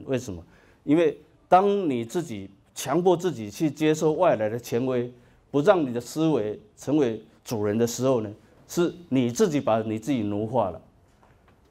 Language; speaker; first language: Chinese; native; Chinese